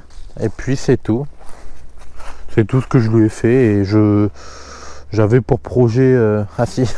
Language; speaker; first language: French; native; French